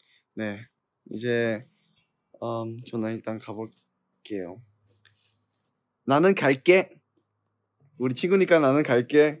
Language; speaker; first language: Korean; non-native, fluent; English